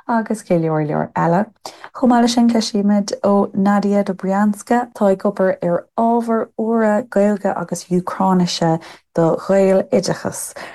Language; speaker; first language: Irish; non-native, local second language; English